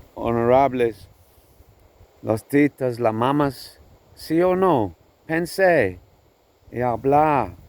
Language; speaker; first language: Spanish; non-native, learner; English